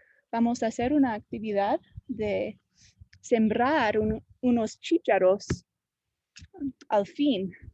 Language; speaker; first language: Spanish; non-native, fluent; English